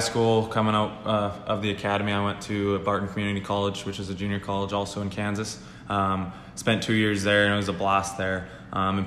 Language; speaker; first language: English; native; English